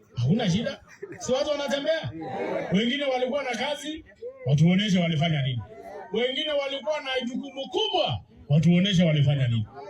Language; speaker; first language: Swahili; non-native, local second language; Kalenjin